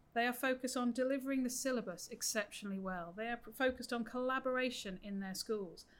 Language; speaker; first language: English; native; English